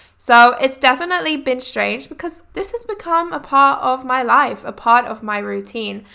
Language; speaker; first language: English; native; English